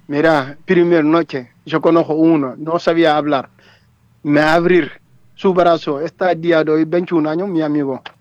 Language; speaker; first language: Spanish; non-native, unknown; Wolof